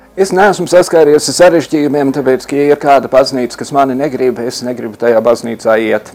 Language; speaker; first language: Latvian; early bilingual, heritage; Latvian